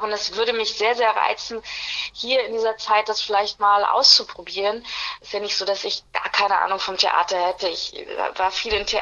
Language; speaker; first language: German; native; German